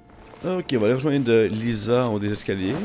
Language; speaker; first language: French; native; French